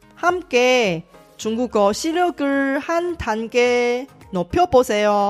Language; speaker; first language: Korean; non-native, fluent; Chinese